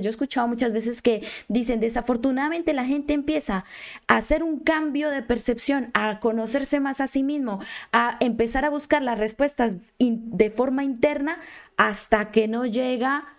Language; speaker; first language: Spanish; native; Spanish